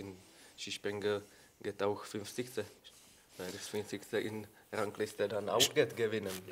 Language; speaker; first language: German; non-native, learner; Czech